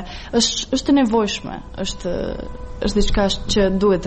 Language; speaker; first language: Albanian; non-native, fluent; Serbian